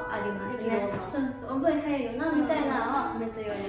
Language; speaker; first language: Japanese; native; Japanese